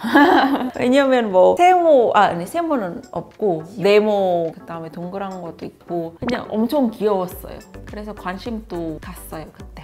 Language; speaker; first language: Korean; non-native, fluent; Indonesian